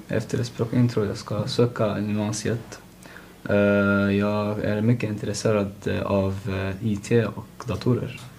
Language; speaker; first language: Swedish; non-native, learner; Arabic